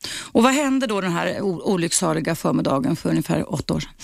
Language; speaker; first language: Swedish; native; Swedish